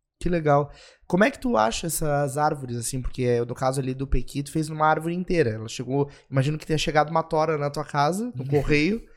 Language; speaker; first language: Portuguese; native; Portuguese